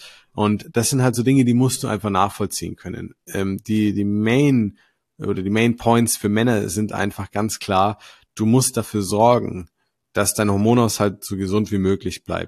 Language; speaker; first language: German; native; German